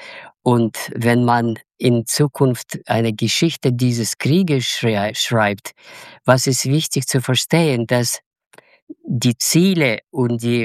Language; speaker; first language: German; non-native, learner; Russian